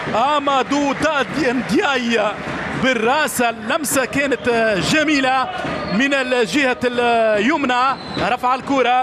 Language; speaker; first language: Arabic; native; Arabic